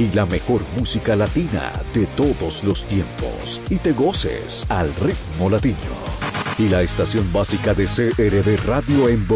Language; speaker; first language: Spanish; native; Spanish